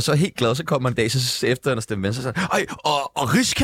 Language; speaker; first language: Danish; native; Danish